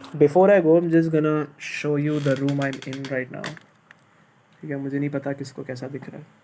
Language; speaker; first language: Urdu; native; Urdu